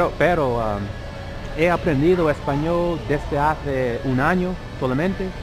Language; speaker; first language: Spanish; non-native, learner; English